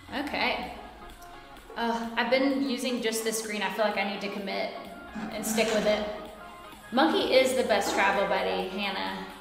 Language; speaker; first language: English; native; English